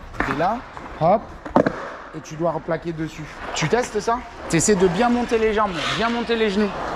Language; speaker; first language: French; native; French